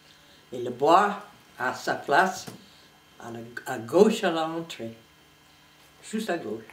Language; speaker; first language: French; non-native, fluent; English